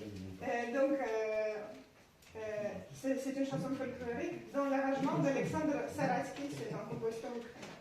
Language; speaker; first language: French; non-native, fluent; Ukrainian